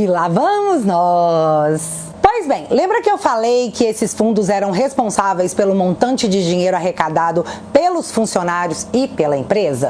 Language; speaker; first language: Portuguese; native; Portuguese